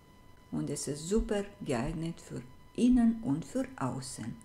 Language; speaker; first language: German; non-native, fluent; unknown